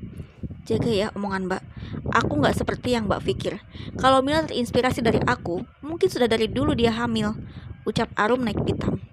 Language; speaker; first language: Indonesian; native; Indonesian